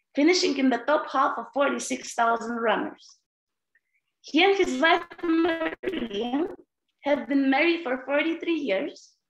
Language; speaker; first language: English; non-native, fluent; Latvian